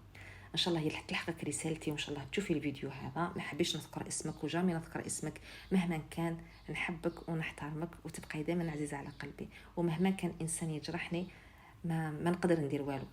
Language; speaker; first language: Arabic; native; Arabic